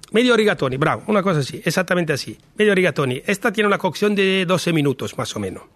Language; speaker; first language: Spanish; non-native, fluent; Italian